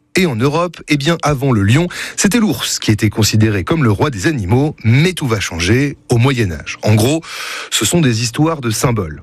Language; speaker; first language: French; native; French